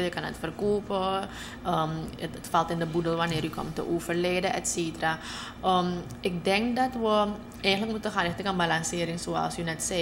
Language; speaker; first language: Dutch; native; Dutch